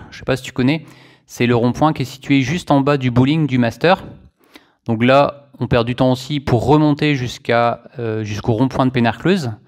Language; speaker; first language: French; native; French